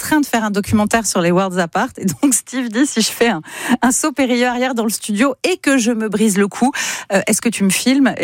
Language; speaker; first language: French; native; French